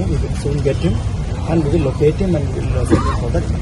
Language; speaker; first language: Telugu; non-native, local second language; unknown